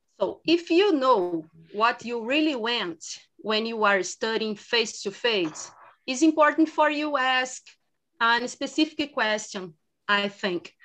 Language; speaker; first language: English; non-native, learner; Portuguese